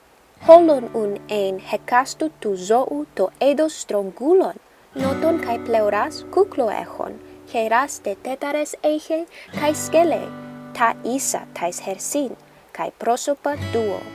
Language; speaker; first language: Greek; non-native, learner; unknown